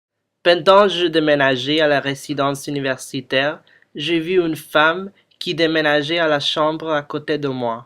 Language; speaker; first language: French; non-native, learner; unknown